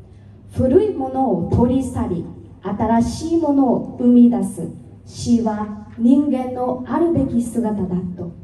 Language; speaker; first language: Japanese; non-native, fluent; Vietnamese